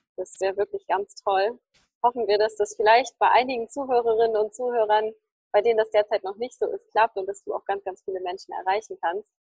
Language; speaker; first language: German; native; German